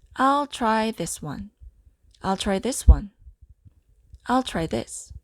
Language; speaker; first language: English; non-native, fluent; Korean